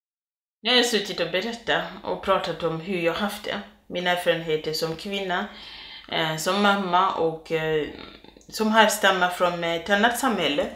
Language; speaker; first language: Swedish; non-native, fluent; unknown